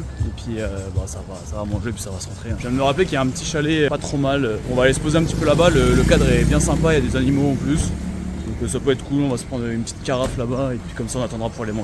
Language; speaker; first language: French; native; French